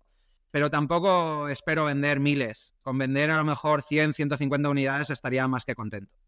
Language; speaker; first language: Spanish; native; Spanish